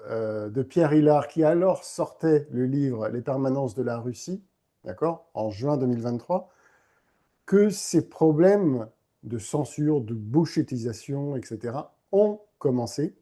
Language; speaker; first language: French; native; French